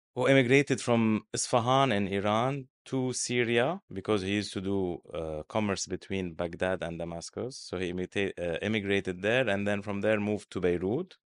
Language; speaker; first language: English; non-native, fluent; Arabic